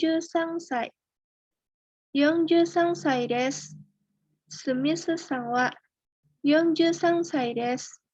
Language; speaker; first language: Japanese; non-native, fluent; Indonesian